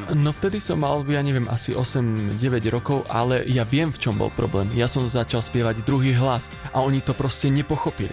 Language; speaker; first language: Slovak; native; Slovak